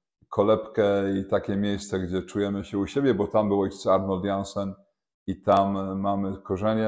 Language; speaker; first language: Polish; native; Polish